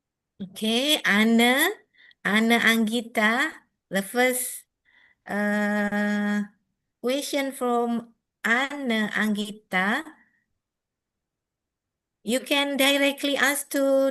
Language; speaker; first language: English; non-native, fluent; Indonesian